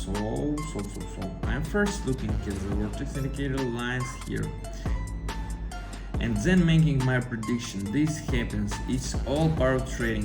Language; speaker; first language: English; non-native, fluent; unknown